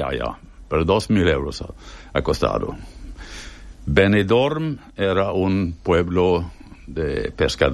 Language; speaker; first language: Spanish; non-native, fluent; Swedish